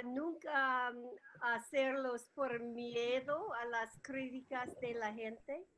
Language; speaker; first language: Spanish; non-native, learner; English